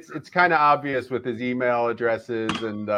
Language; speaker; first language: English; native; English